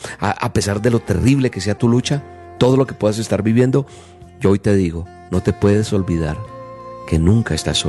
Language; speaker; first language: Spanish; native; Spanish